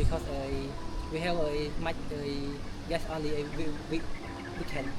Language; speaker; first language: English; non-native, learner; Khmer